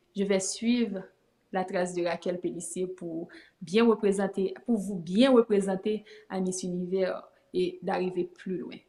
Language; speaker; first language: French; native; French